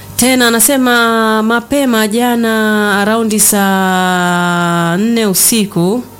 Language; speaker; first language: Swahili; native; Swahili